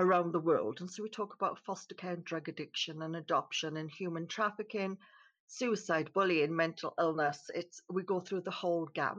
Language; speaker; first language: English; native; English